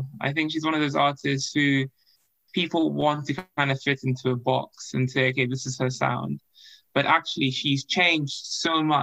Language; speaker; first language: English; non-native, local second language; Yoruba